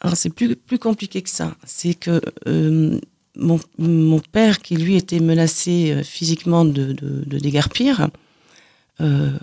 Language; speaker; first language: French; native; French